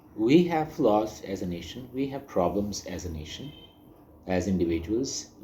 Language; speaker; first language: English; non-native, local second language; Urdu